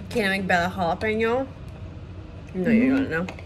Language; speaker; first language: Hungarian; early bilingual, heritage; English